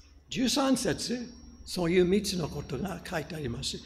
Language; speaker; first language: Japanese; non-native, fluent; English